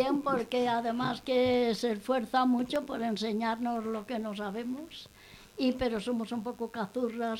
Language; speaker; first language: Spanish; native; Spanish